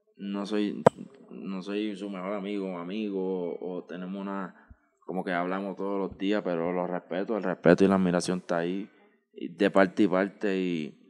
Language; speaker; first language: Spanish; native; Spanish